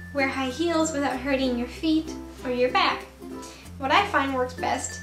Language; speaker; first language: English; native; English